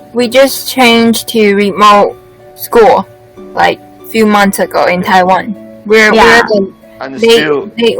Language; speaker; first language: English; non-native, learner; Chinese